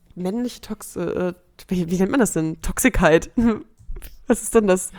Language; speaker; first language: German; native; German